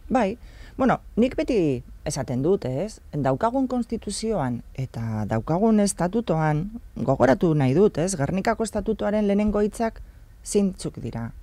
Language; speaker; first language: Basque; non-native, local second language; Spanish